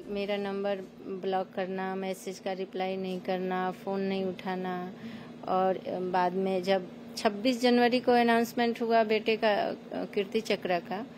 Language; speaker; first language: Hindi; native; Hindi